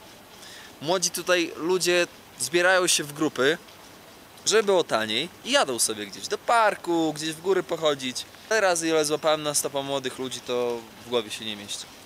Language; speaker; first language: Polish; native; Polish